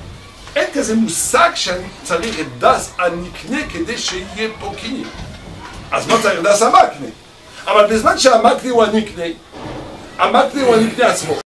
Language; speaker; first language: Hebrew; non-native, fluent; French